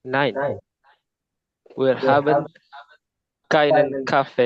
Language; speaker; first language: German; non-native, learner; Indonesian